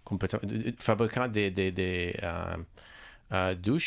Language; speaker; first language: French; non-native, learner; Italian